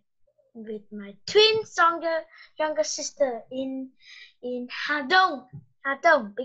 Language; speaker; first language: English; non-native, learner; Vietnamese